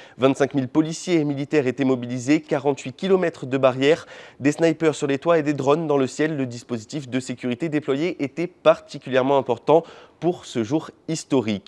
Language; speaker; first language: French; native; French